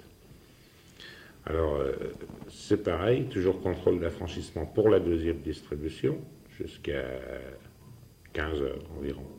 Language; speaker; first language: French; native; French